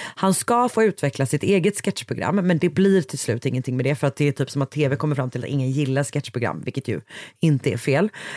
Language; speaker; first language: Swedish; native; Swedish